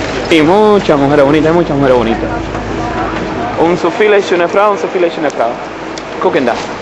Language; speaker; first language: Spanish; native; Spanish